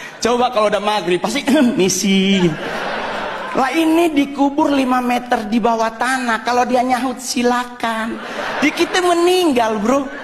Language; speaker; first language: Indonesian; native; Indonesian